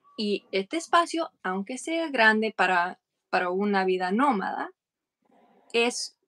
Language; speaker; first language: Spanish; non-native, fluent; English